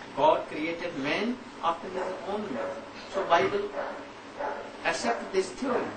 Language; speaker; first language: English; non-native, local second language; Hindi